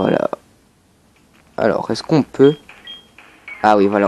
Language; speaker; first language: French; native; French